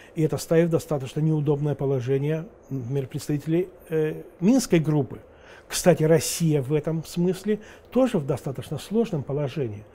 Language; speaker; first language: Russian; non-native, local second language; Romanian